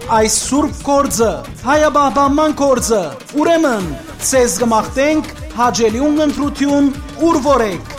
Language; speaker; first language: Armenian; native; Armenian